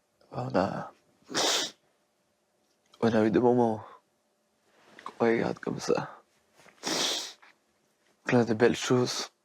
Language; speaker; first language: French; non-native, fluent; Portuguese